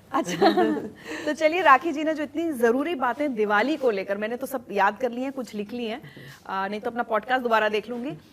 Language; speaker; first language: Hindi; native; Hindi